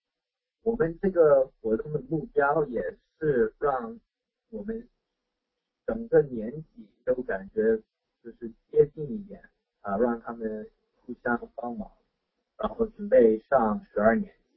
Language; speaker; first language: Chinese; non-native, fluent; English